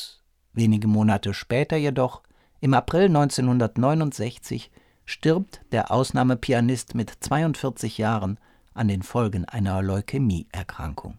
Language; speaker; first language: German; native; German